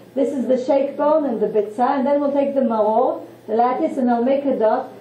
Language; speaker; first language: English; non-native, fluent; Hebrew